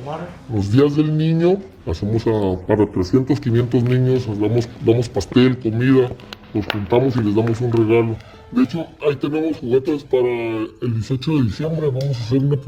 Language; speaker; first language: Spanish; native; Spanish